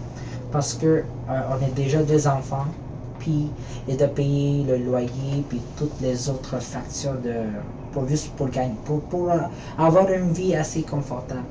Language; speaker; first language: French; early bilingual, other home language; Filipino